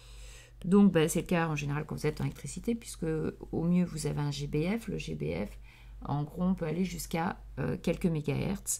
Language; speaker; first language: French; native; French